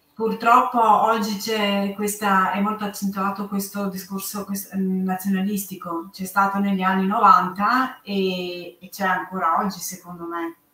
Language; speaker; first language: Italian; non-native, fluent; Serbian